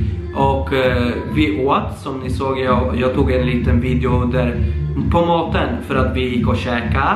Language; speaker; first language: Swedish; early bilingual, other home language; Polish